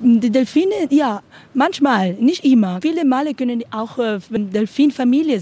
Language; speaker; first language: German; non-native, learner; Spanish